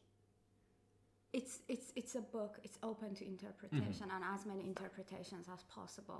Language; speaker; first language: English; non-native, fluent; Persian